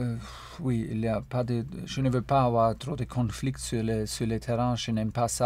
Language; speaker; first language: French; non-native, fluent; German